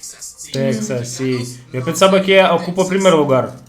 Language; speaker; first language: Spanish; non-native, fluent; Russian